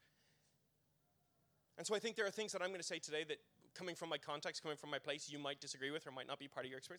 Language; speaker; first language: English; native; English